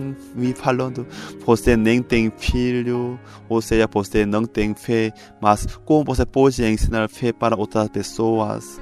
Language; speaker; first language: Portuguese; non-native, fluent; Korean